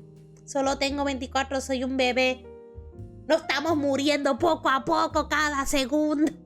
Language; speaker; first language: Spanish; early bilingual, heritage; Spanish